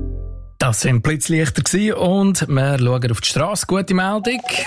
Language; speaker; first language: German; native; German